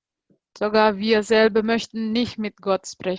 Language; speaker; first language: German; non-native, fluent; Indonesian